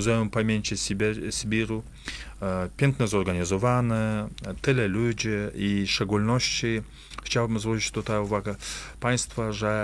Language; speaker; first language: Polish; non-native, fluent; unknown